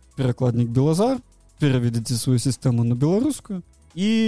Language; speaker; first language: Belarusian; non-native, local second language; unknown